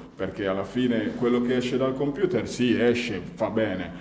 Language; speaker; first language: Italian; early bilingual, other home language; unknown